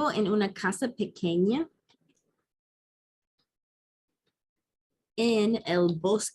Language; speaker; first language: Spanish; non-native, fluent; English